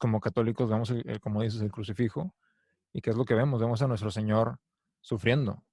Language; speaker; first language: Spanish; native; Spanish